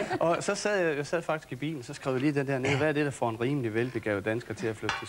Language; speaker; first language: Danish; native; Danish